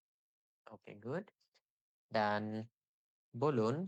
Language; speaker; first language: German; non-native, learner; Bangla